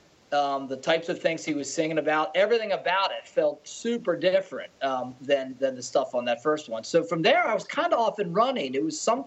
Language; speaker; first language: English; native; English